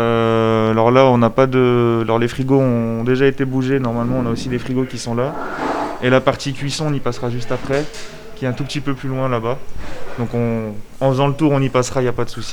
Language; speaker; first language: French; native; French